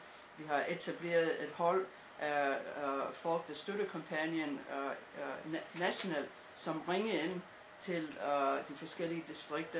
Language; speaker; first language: Danish; non-native, fluent; English